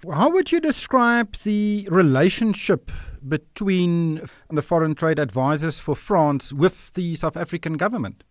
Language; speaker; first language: English; non-native, local second language; Afrikaans